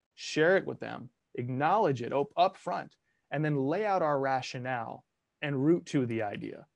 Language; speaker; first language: English; early bilingual, other home language; Italian